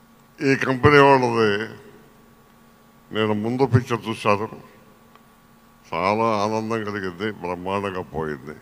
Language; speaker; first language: Telugu; native; Telugu